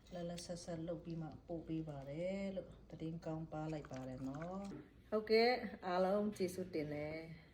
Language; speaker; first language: Burmese; non-native, local second language; Shan